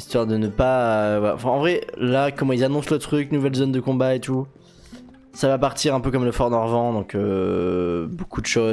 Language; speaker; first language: French; native; French